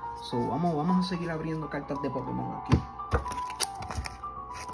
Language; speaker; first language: Spanish; native; Spanish